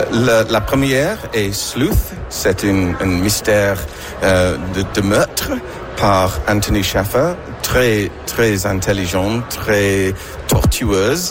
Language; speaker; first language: French; non-native, fluent; English